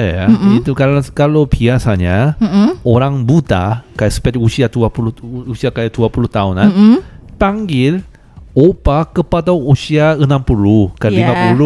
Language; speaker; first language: Indonesian; non-native, fluent; Korean